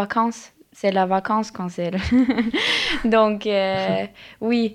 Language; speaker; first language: French; non-native, learner; Norwegian